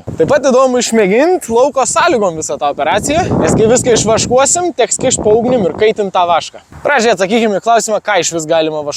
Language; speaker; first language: Lithuanian; native; Lithuanian